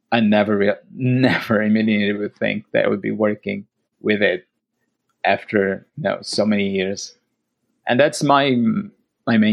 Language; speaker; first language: English; non-native, fluent; Portuguese